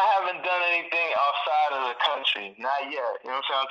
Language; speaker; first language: English; early bilingual, other home language; Spanish